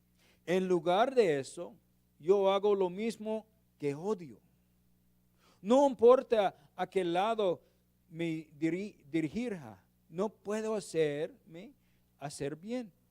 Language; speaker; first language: Spanish; non-native, learner; English